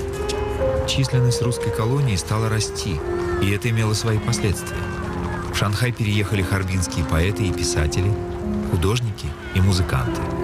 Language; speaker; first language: Russian; native; Russian